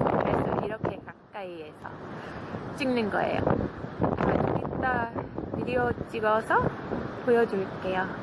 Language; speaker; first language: Korean; non-native, learner; English